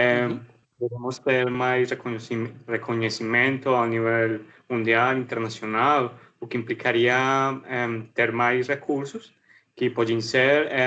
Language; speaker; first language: Portuguese; non-native, learner; Spanish